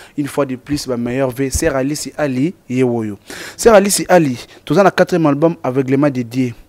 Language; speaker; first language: French; non-native, local second language; Lingala